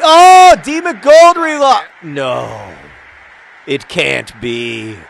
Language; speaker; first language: English; native; English